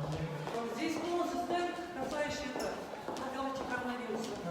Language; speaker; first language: Russian; non-native, local second language; Kazakh